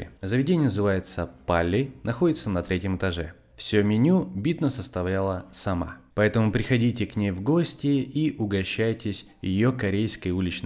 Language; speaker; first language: Russian; native; Russian